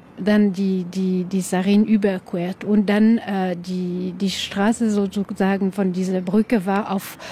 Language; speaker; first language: German; non-native, local second language; French